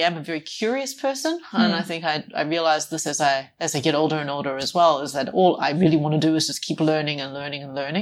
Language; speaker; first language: English; native; English